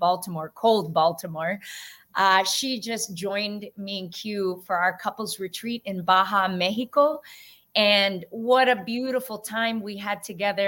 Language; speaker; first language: English; native; English